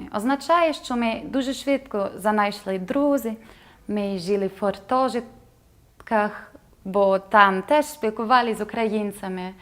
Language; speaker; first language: Ukrainian; non-native, fluent; German